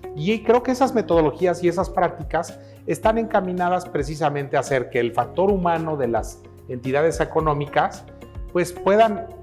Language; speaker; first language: Spanish; native; Spanish